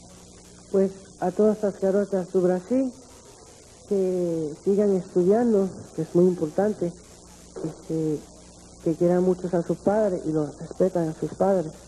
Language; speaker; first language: Portuguese; non-native, learner; Spanish